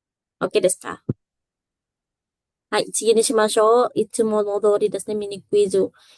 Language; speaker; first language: Japanese; non-native, fluent; Indonesian